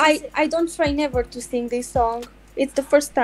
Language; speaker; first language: English; non-native, learner; Romanian